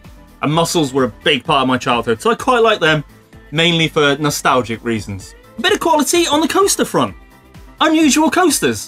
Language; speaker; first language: English; native; English